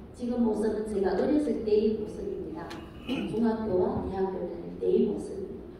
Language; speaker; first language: Korean; early bilingual, heritage; Korean